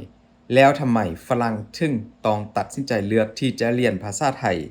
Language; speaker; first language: Thai; non-native, local second language; Northeastern Thai